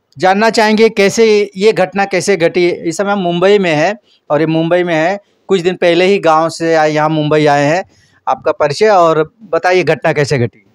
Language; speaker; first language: Hindi; native; Hindi